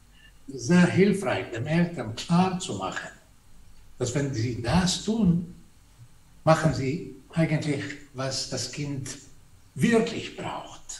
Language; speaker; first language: German; non-native, fluent; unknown